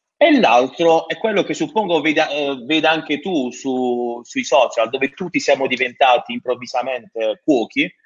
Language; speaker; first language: Italian; native; Italian